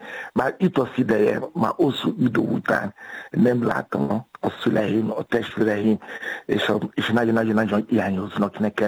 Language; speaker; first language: Hungarian; non-native, fluent; Yoruba